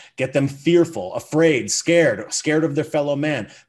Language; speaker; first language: English; native; English